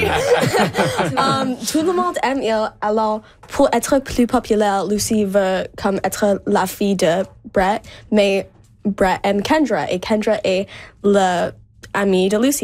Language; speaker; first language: French; non-native, local second language; English